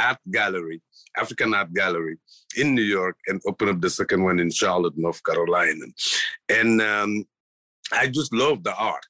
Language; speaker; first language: English; non-native, fluent; Wolof